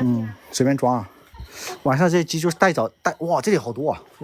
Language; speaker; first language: Chinese; native; Chinese